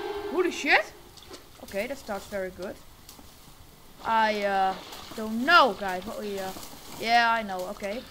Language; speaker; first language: English; non-native, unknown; Dutch